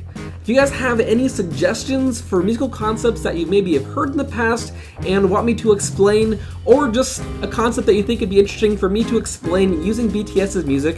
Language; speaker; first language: English; native; English